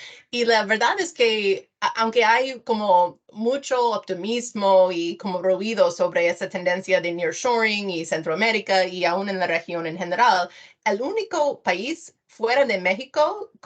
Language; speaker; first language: Spanish; non-native, fluent; English